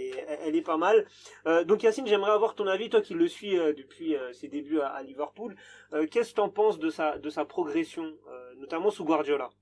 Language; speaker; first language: French; native; French